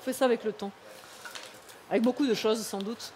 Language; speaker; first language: French; native; French